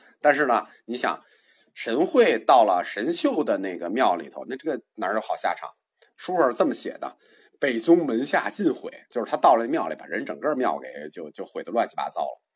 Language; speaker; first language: Chinese; native; Chinese